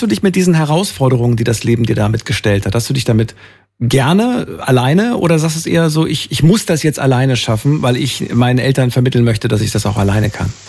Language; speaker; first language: German; native; German